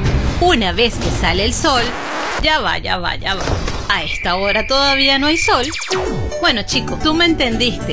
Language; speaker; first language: Spanish; native; Spanish